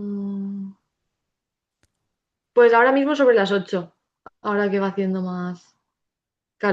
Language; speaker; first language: Spanish; native; Spanish